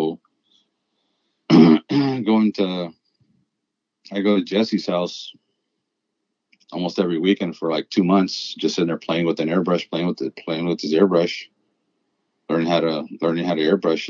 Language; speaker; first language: English; native; English